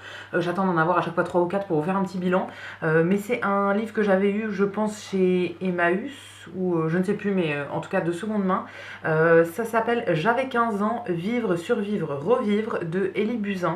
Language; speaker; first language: French; native; French